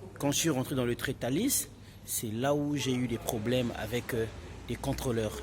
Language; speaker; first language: French; non-native, local second language; Lingala